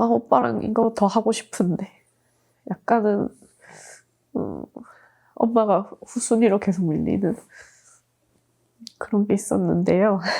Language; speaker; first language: Korean; native; Korean